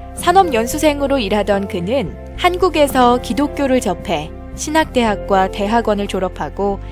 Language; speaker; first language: Korean; native; Korean